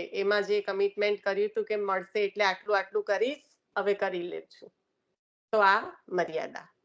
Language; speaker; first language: Gujarati; early bilingual, heritage; Gujarati